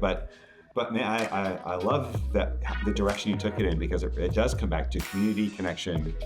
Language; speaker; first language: English; native; English